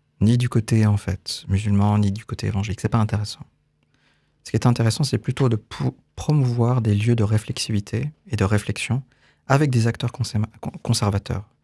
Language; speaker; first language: French; native; French